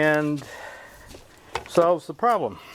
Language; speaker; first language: English; native; English